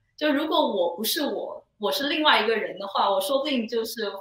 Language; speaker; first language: Chinese; non-native, local second language; Cantonese